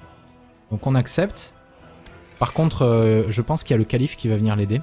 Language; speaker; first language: French; native; French